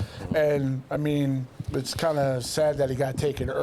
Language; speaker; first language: English; native; English